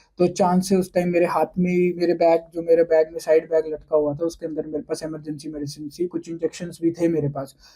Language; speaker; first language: Hindi; native; Hindi